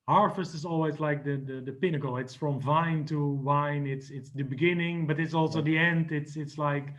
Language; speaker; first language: English; non-native, fluent; Dutch